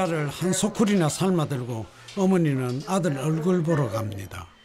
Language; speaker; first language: Korean; native; Korean